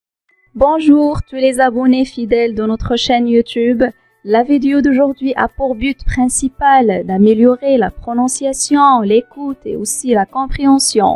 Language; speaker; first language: French; non-native, local second language; Arabic